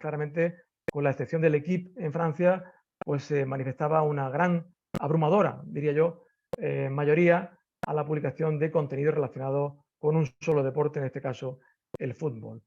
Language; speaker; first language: Spanish; native; Spanish